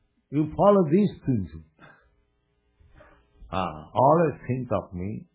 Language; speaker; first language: English; non-native, local second language; Bangla